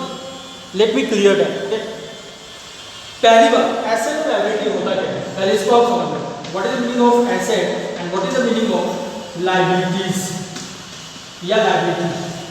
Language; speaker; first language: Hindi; native; Hindi